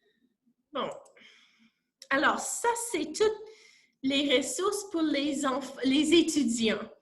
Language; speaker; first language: French; non-native, local second language; English